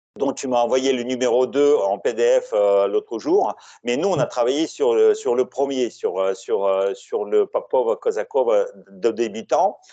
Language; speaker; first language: French; non-native, fluent; Russian